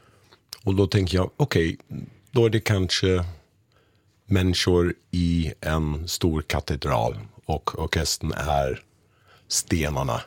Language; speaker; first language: Swedish; non-native, fluent; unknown